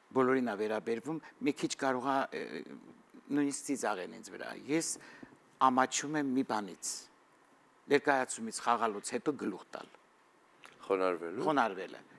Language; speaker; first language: Armenian; native; Armenian